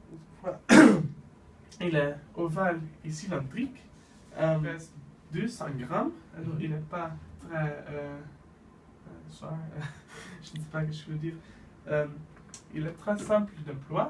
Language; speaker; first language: French; non-native, learner; Dutch